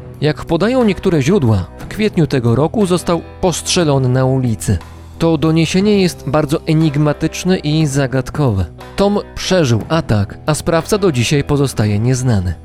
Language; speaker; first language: Polish; native; Polish